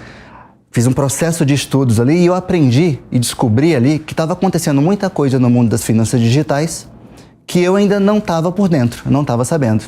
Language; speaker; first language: Portuguese; native; Portuguese